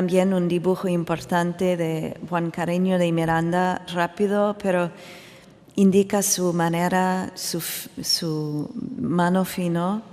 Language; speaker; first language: Spanish; non-native, fluent; English